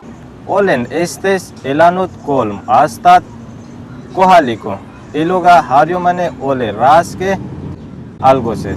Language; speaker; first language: Estonian; non-native, learner; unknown